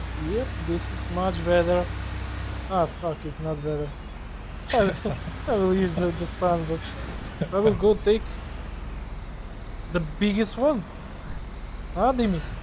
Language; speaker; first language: English; non-native, fluent; Macedonian